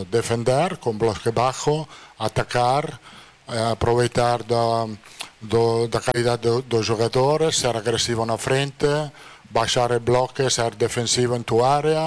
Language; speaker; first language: Portuguese; non-native, fluent; Italian